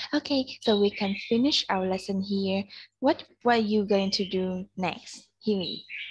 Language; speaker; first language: English; non-native, fluent; Vietnamese